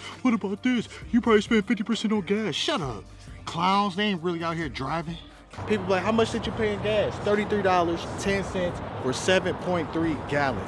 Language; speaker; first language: English; native; English